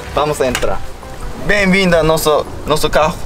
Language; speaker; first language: Portuguese; non-native, learner; Japanese